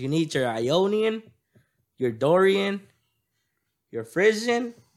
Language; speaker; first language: English; early bilingual, other home language; Spanish